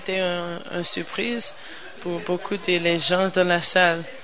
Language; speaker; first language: French; non-native, learner; English